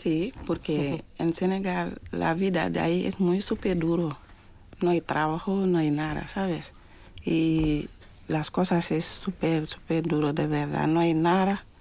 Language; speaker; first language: Spanish; non-native, learner; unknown